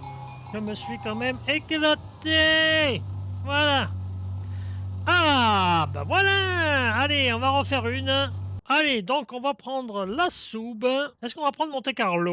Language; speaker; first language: French; native; French